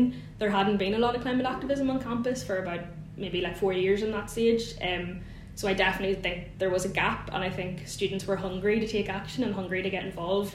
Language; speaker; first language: English; native; English